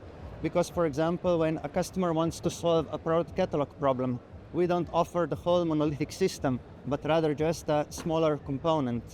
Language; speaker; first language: English; non-native, fluent; Slovenian